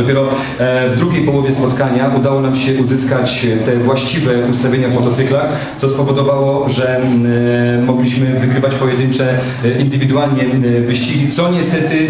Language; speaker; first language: Polish; native; Polish